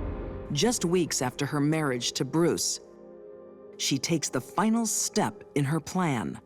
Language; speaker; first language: English; native; English